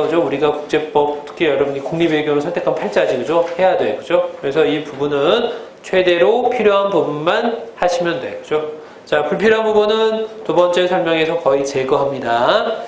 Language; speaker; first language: Korean; native; Korean